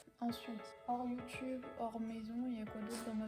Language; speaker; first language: French; native; French